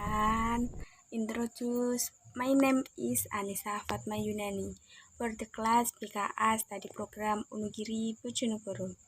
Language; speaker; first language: English; non-native, learner; Indonesian